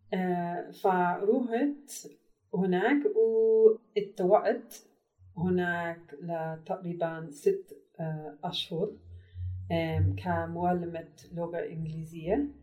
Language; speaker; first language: Arabic; non-native, learner; English